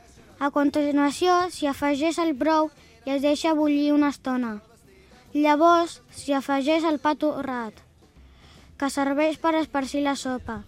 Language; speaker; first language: Catalan; native; Catalan